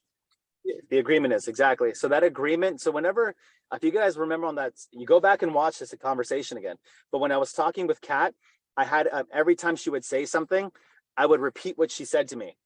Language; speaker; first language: English; native; English